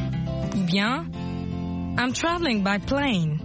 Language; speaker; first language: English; non-native, fluent; French